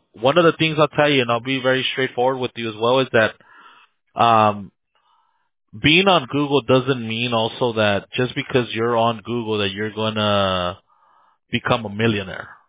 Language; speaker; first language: English; early bilingual, other home language; Spanish